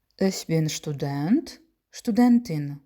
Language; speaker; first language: German; non-native, fluent; Ukrainian